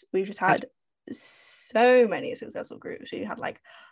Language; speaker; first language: English; native; English